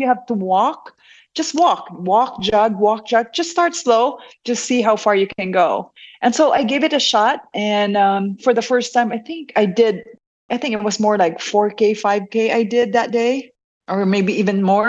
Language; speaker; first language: English; non-native, local second language; Hiligaynon